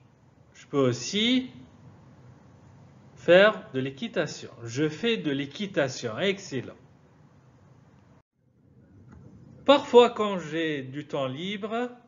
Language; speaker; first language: French; non-native, fluent; Arabic